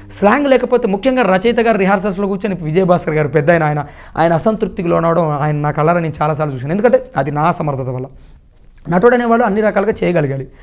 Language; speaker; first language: Telugu; native; Telugu